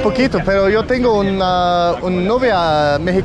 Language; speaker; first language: Spanish; non-native, learner; Danish